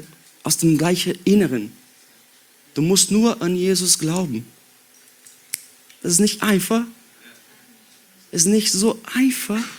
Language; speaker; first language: German; non-native, learner; Portuguese